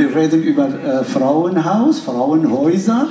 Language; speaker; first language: German; non-native, fluent; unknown